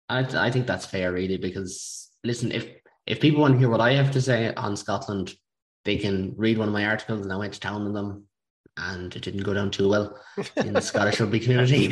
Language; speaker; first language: English; native; English